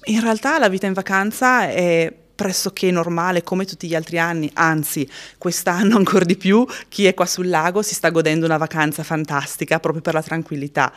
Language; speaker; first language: Italian; native; Italian